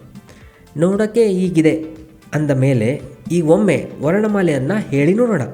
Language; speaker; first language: Kannada; native; Kannada